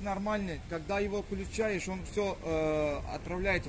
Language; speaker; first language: Russian; non-native, learner; Turkish